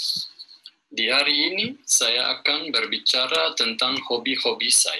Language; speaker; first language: Indonesian; non-native, learner; German